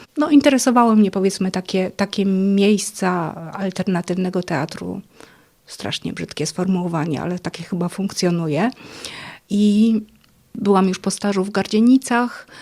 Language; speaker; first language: Polish; native; Polish